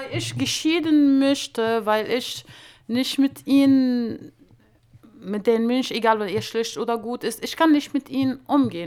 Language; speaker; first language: German; non-native, learner; Arabic